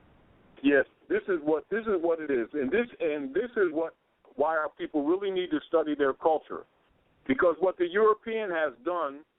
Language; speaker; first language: English; native; English